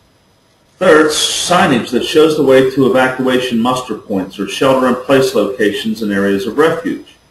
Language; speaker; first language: English; native; English